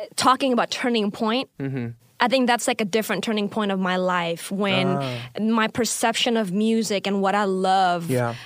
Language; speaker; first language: English; non-native, fluent; Indonesian